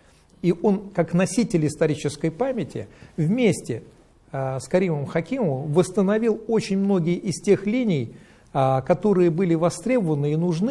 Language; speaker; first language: Russian; native; Russian